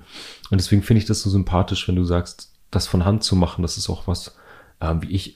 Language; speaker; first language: German; native; German